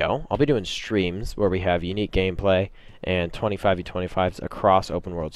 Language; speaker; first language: English; native; English